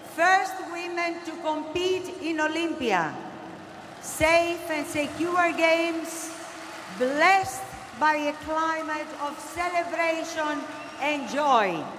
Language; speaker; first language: English; non-native, fluent; Greek